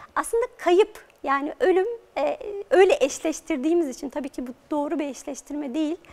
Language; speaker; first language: Turkish; native; Turkish